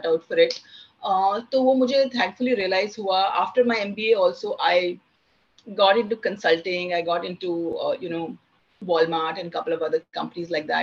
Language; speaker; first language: English; non-native, local second language; Hindi